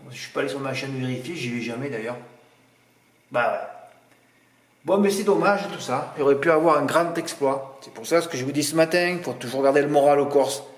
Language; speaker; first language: French; native; French